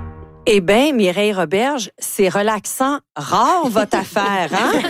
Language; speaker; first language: French; native; French